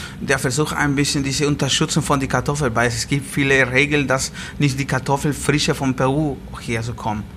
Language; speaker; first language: German; non-native, learner; Spanish